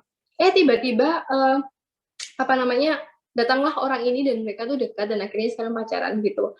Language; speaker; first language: Indonesian; native; Indonesian